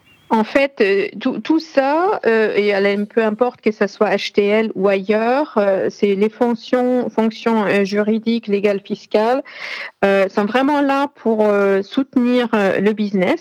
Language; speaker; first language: French; non-native, fluent; German